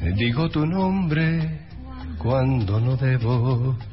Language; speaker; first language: Spanish; native; Spanish